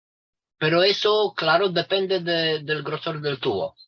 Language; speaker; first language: Spanish; non-native, fluent; Romanian